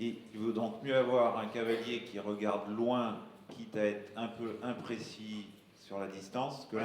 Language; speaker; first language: French; native; French